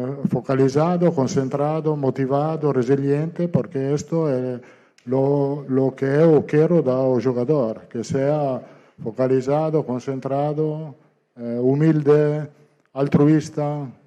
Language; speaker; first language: Portuguese; non-native, learner; Italian